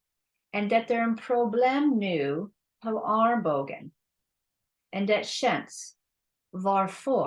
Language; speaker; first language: Swedish; non-native, learner; English